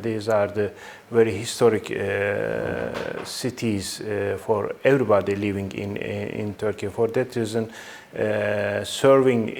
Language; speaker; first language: English; non-native, fluent; Turkish